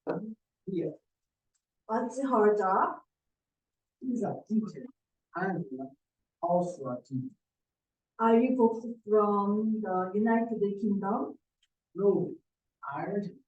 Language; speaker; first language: English; non-native, learner; Portuguese